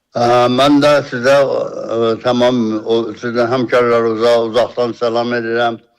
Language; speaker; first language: Azerbaijani; native; Azerbaijani